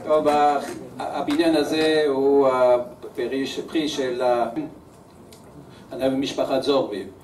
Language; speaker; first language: Hebrew; early bilingual, other home language; French